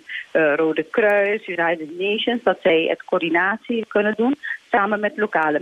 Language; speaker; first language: Dutch; non-native, local second language; Papiamento